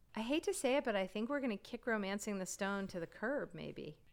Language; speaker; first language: English; native; English